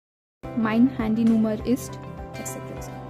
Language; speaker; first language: German; non-native, fluent; Marathi